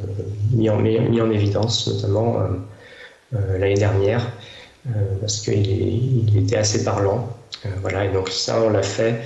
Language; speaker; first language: French; native; French